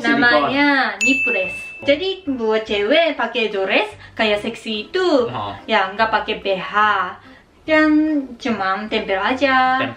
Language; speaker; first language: Indonesian; non-native, fluent; Japanese